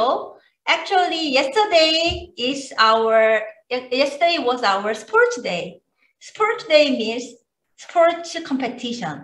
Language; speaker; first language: English; non-native, learner; Korean